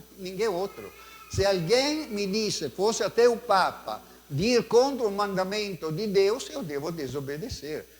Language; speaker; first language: Portuguese; non-native, fluent; Italian